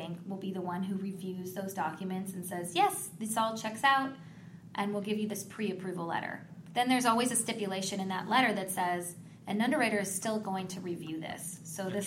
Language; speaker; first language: English; native; English